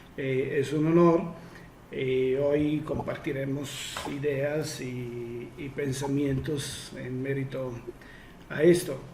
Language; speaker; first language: Spanish; non-native, fluent; Italian